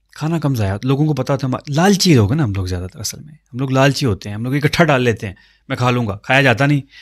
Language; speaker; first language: Urdu; non-native, local second language; Punjabi